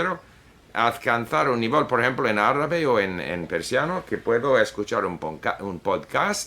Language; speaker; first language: Spanish; non-native, fluent; Swedish